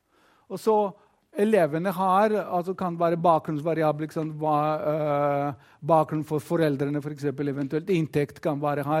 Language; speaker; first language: Norwegian; non-native, fluent; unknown